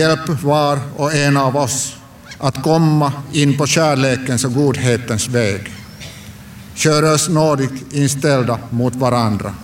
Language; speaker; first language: Swedish; non-native, local second language; Finnish